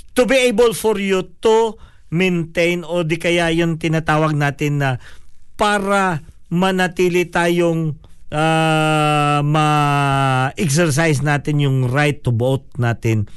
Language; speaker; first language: Filipino; non-native, local second language; Hiligaynon